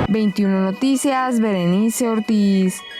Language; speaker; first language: Spanish; native; Spanish